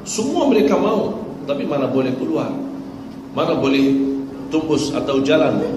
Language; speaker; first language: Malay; non-native, fluent; Arabic